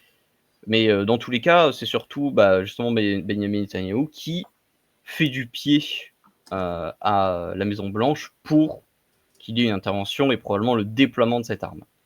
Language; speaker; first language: French; native; French